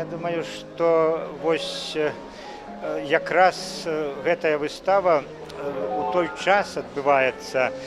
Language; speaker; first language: Belarusian; native; Belarusian